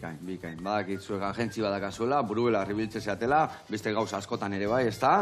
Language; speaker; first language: Basque; native; Basque